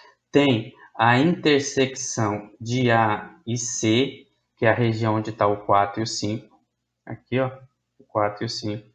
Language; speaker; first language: Portuguese; native; Portuguese